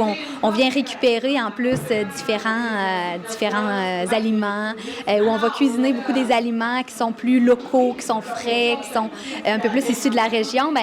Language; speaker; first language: French; native; French